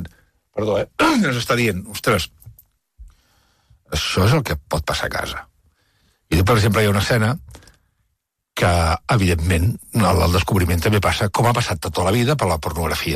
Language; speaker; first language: Catalan; native; Catalan